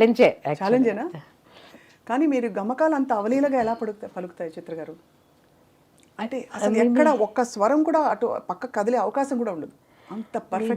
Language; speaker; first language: Telugu; native; Telugu